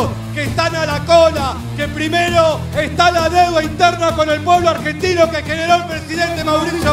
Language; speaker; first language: Spanish; native; Spanish